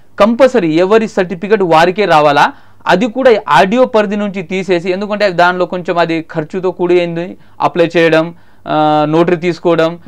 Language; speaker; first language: Telugu; non-native, local second language; Marathi